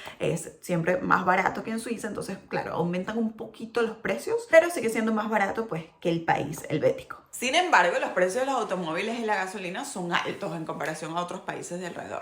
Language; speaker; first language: Spanish; native; Spanish